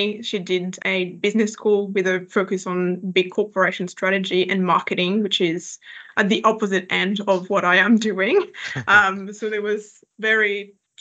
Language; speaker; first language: English; non-native, fluent; French